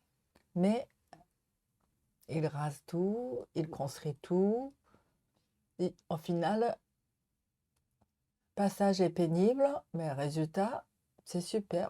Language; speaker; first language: French; non-native, learner; Japanese